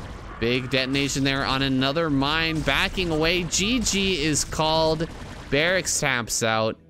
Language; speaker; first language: English; native; English